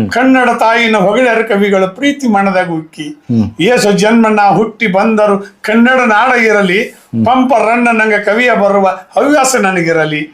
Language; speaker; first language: Kannada; native; Kannada